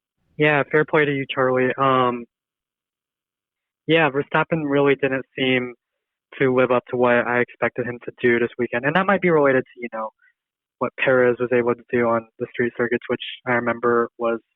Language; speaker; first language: English; native; English